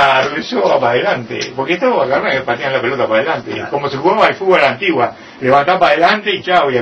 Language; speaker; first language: Spanish; native; Spanish